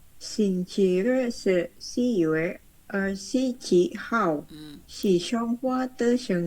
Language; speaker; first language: Chinese; non-native, learner; Indonesian